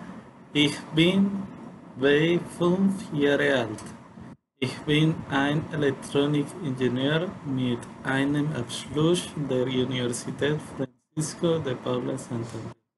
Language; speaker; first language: German; non-native, learner; Spanish